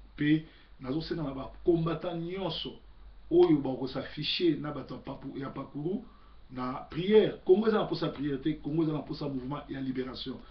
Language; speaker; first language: Lingala; native; Lingala